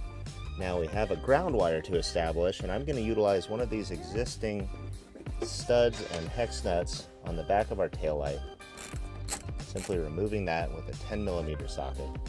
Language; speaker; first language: English; native; English